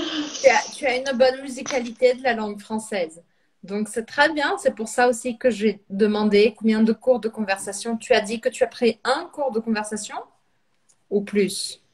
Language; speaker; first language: French; non-native, fluent; Portuguese